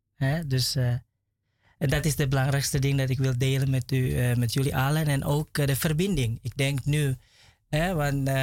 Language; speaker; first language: Dutch; non-native, learner; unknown